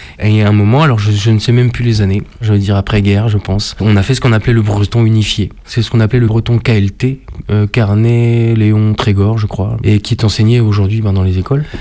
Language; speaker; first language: French; native; French